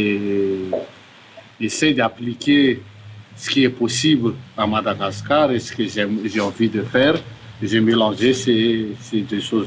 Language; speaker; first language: French; non-native, local second language; Malagasy